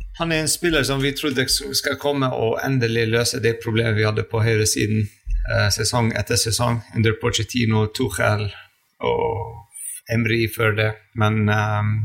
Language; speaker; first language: Norwegian; non-native, fluent; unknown